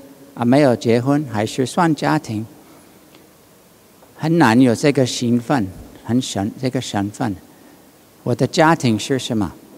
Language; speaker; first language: Chinese; non-native, learner; English